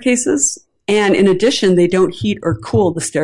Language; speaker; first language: English; native; English